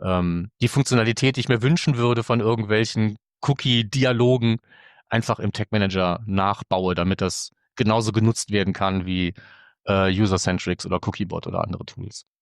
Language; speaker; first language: German; native; German